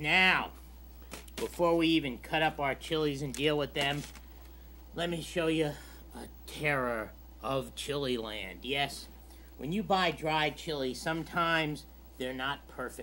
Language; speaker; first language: English; native; English